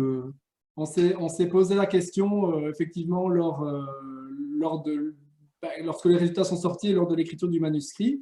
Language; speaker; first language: French; native; French